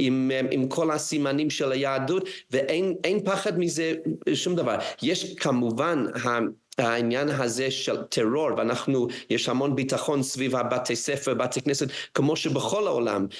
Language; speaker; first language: Hebrew; non-native, fluent; English